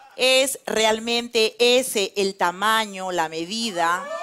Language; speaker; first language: Spanish; native; Spanish